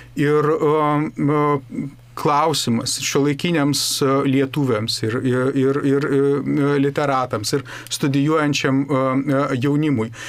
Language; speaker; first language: Lithuanian; native; Lithuanian